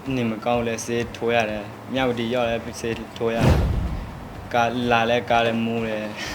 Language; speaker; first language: Burmese; non-native, local second language; Karen languages